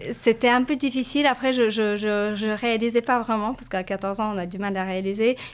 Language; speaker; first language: French; non-native, fluent; Latvian